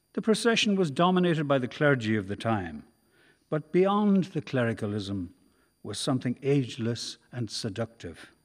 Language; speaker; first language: English; native; English